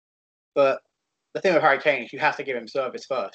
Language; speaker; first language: English; native; English